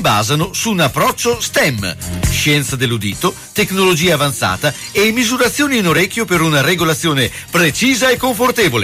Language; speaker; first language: Italian; native; Italian